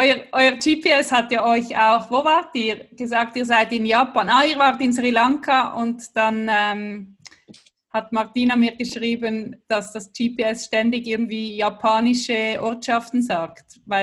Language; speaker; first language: German; native; German